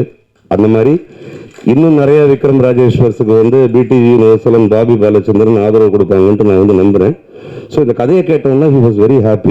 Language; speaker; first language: Tamil; native; Tamil